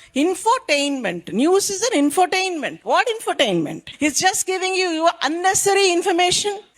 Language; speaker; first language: English; non-native, local second language; Telugu